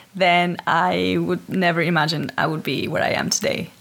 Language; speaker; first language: English; non-native, fluent; Greek